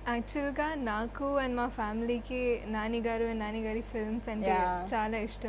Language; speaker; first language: Telugu; non-native, local second language; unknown